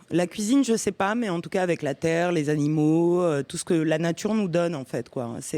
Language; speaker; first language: French; early bilingual, other home language; Romanian